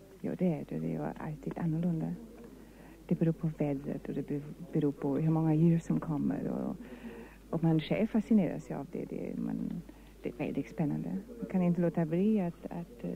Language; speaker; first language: Swedish; non-native, fluent; German